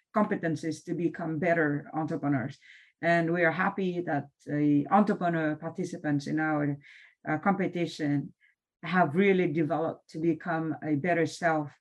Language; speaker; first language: English; non-native, fluent; Vietnamese